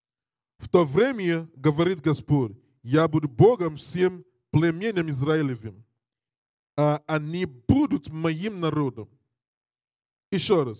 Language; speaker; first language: Russian; non-native, learner; English